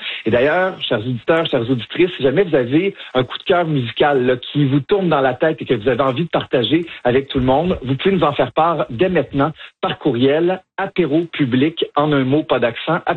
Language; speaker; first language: French; native; French